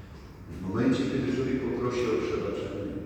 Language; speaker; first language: Polish; native; Polish